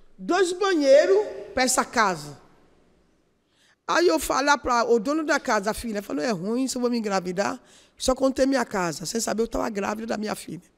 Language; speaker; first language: Portuguese; non-native, learner; Yoruba